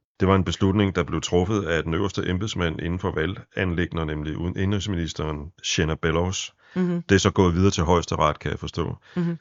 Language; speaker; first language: Danish; native; Danish